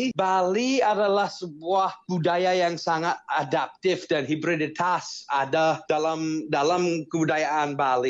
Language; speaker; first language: Indonesian; non-native, fluent; English